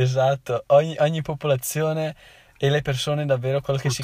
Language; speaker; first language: Italian; native; Italian